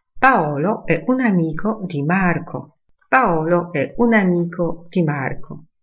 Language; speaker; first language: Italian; non-native, fluent; Polish